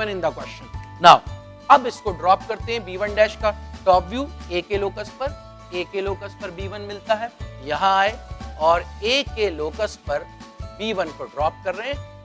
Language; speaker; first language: Hindi; native; Hindi